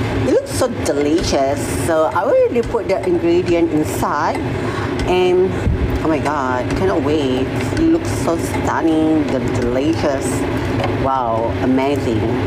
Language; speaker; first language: English; non-native, learner; Malay